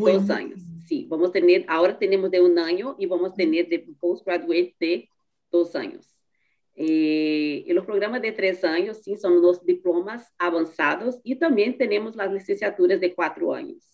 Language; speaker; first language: Spanish; non-native, fluent; Portuguese